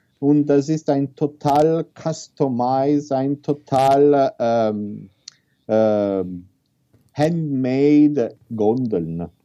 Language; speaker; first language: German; non-native, learner; Italian